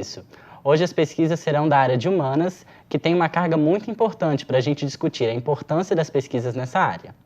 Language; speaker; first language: Portuguese; native; Portuguese